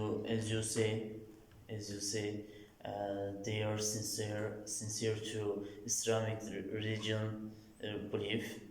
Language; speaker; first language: English; non-native, learner; Turkish